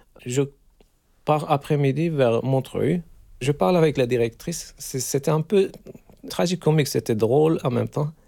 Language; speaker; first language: French; non-native, learner; Turkish